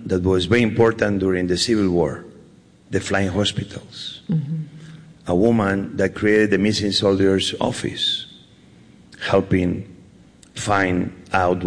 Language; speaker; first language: English; non-native, fluent; Spanish